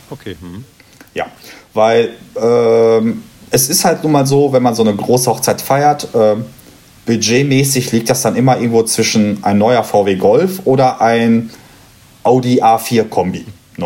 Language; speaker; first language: German; native; German